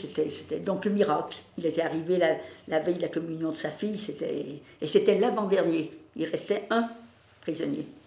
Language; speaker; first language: French; native; French